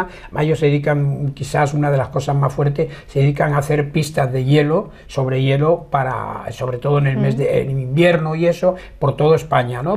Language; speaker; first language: Spanish; native; Spanish